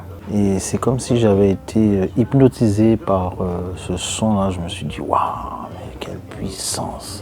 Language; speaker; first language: French; native; French